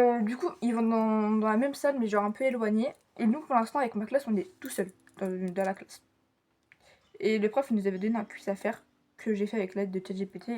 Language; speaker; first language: French; native; French